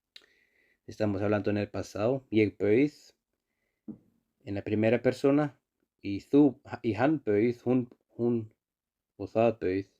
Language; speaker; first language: Spanish; non-native, fluent; Icelandic